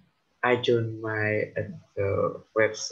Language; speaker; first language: English; non-native, learner; Vietnamese